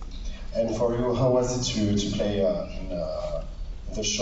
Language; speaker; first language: English; non-native, learner; French